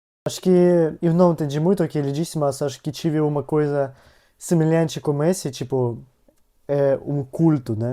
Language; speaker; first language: Portuguese; non-native, learner; Russian